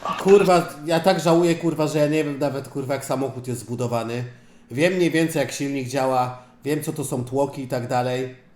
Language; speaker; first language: Polish; native; Polish